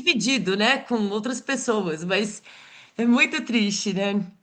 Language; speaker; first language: Portuguese; native; Portuguese